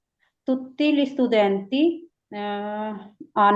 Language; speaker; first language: Italian; non-native, learner; Punjabi